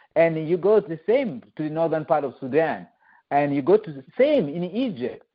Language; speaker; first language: English; non-native, fluent; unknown